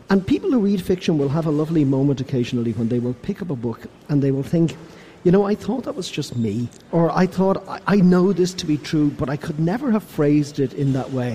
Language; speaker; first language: English; native; English